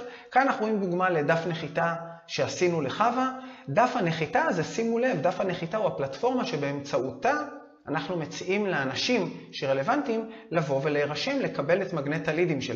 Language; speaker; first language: Hebrew; native; Hebrew